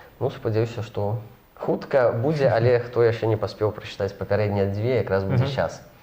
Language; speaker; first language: Belarusian; non-native, local second language; Russian